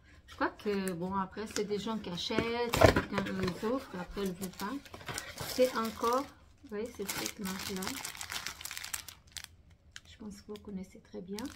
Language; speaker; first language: French; non-native, fluent; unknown